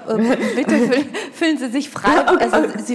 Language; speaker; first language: German; non-native, fluent; Georgian